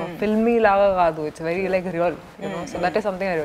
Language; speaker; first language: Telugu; non-native, fluent; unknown